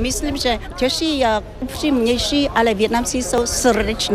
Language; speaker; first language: Czech; non-native, fluent; Vietnamese